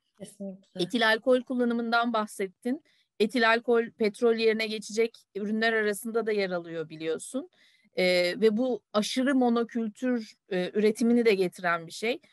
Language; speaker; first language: Turkish; native; Turkish